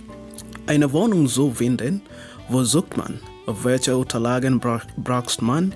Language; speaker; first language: German; non-native, learner; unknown